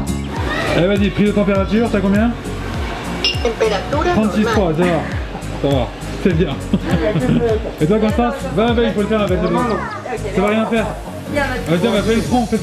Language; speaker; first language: French; native; French